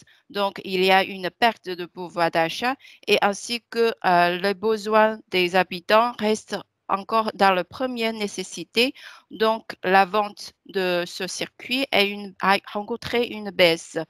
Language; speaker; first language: French; non-native, fluent; Chinese